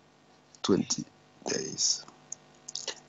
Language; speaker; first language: French; native; French